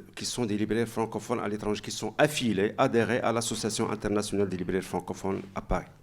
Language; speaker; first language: French; non-native, local second language; Arabic